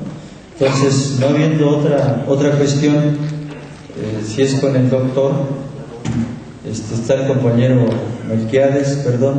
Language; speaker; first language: Spanish; native; Spanish